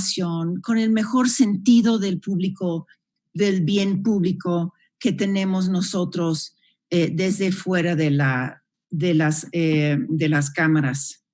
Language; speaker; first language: Spanish; non-native, fluent; English